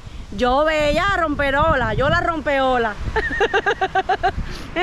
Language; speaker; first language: Spanish; native; Spanish